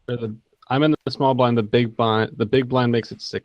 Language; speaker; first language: English; native; English